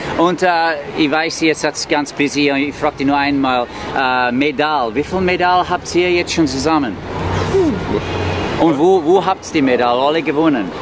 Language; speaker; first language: German; non-native, learner; English